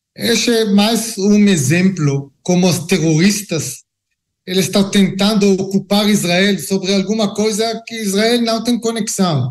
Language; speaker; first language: Portuguese; non-native, learner; Hebrew